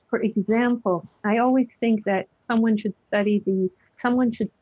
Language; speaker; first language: English; early bilingual, other home language; Hebrew